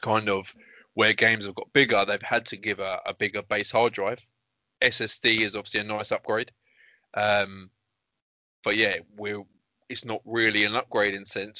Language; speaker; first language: English; native; English